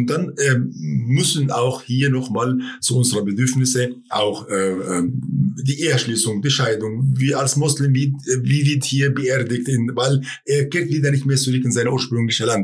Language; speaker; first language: German; non-native, fluent; Arabic